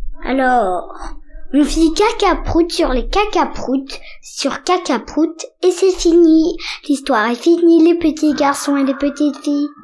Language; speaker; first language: French; native; French